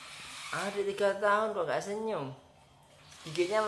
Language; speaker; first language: Indonesian; native; Indonesian